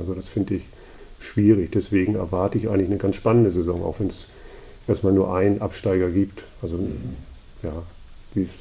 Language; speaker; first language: German; native; German